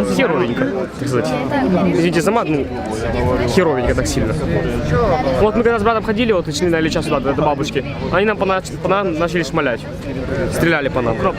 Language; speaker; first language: Russian; native; Russian